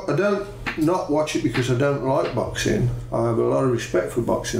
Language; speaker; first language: English; native; English